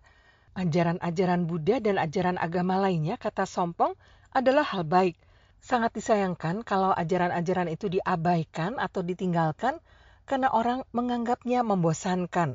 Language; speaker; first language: Indonesian; native; Indonesian